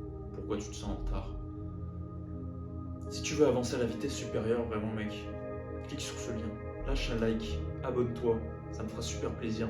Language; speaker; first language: French; native; French